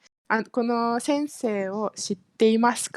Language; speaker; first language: Japanese; non-native, fluent; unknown